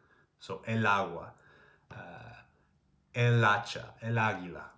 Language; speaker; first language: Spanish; non-native, fluent; English